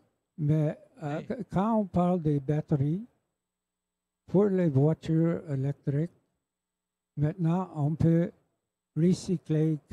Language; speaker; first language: French; non-native, local second language; English